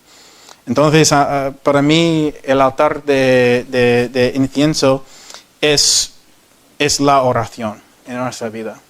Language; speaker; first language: Spanish; non-native, learner; English